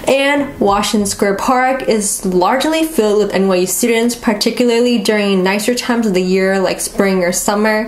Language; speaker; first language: English; native; English